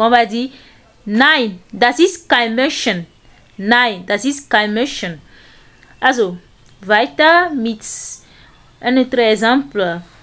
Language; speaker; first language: German; non-native, learner; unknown